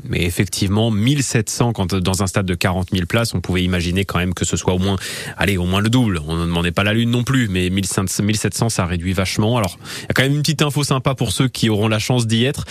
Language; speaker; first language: French; native; French